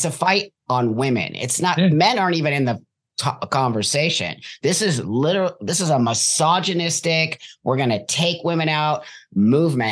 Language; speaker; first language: English; native; English